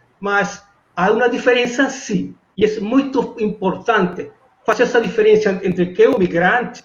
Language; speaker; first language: Portuguese; non-native, fluent; Spanish